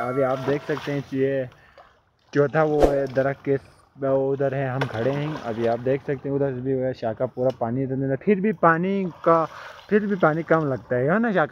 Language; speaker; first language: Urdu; non-native, local second language; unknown